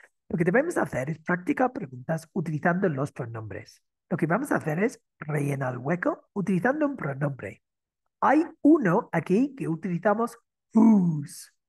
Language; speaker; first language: Spanish; non-native, fluent; English